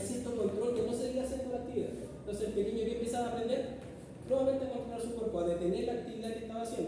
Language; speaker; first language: Spanish; native; Spanish